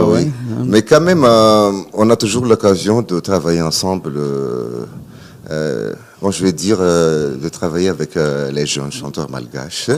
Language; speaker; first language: French; non-native, local second language; Malagasy